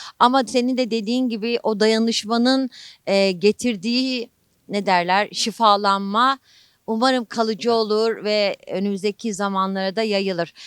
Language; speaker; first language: Turkish; native; Turkish